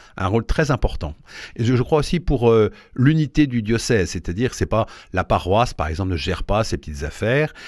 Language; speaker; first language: French; native; French